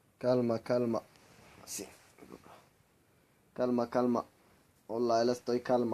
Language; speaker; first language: Spanish; non-native, fluent; Arabic